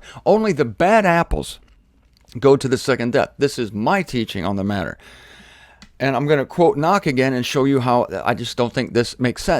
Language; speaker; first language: English; native; English